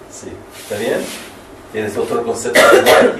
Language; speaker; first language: Spanish; non-native, learner; French